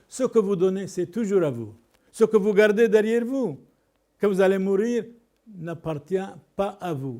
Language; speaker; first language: French; non-native, local second language; Arabic